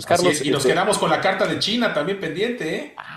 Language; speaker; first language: Spanish; native; Spanish